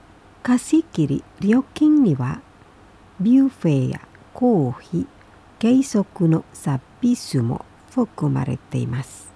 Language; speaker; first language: Japanese; non-native, fluent; Indonesian